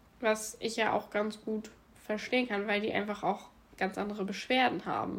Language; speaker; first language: German; native; German